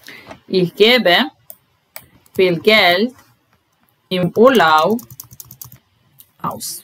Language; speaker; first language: German; non-native, fluent; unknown